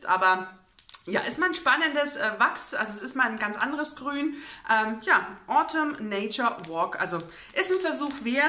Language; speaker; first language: German; native; German